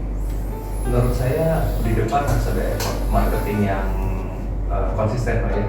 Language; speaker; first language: Indonesian; native; Indonesian